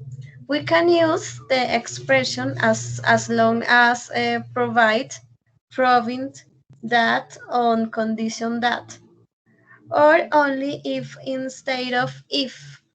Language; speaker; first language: English; non-native, learner; Spanish